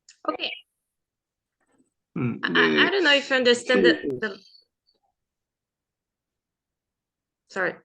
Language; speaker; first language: English; non-native, fluent; Portuguese